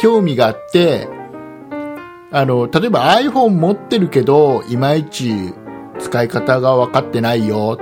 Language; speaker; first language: Japanese; native; Japanese